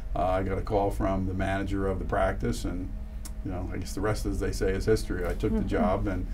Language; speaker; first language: English; native; English